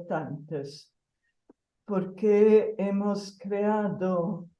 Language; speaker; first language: Spanish; non-native, fluent; Italian